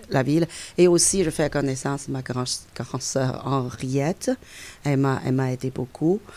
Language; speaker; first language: French; non-native, fluent; Chinese